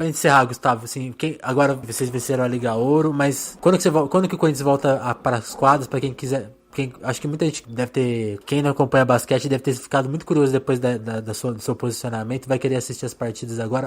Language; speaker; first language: Portuguese; native; Portuguese